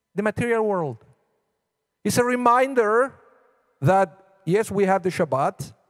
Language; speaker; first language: English; non-native, fluent; Spanish